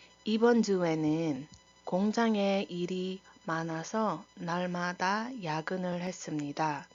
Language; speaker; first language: Korean; non-native, fluent; Iloko